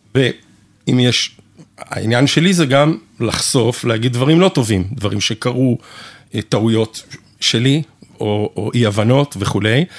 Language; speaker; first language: Hebrew; non-native, fluent; English